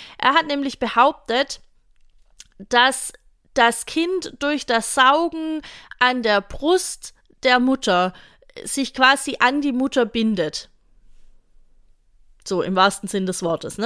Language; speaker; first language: German; native; German